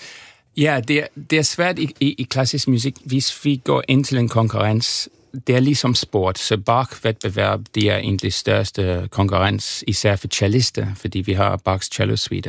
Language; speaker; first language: Danish; non-native, learner; English